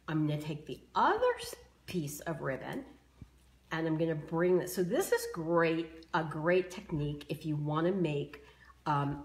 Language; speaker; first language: English; native; English